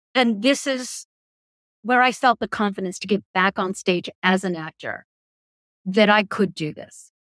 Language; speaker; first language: English; native; English